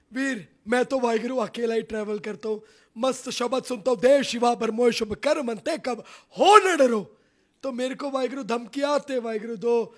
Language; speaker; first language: Hindi; non-native, local second language; Punjabi